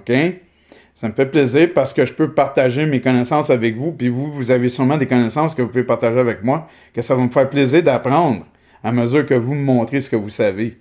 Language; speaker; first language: French; native; French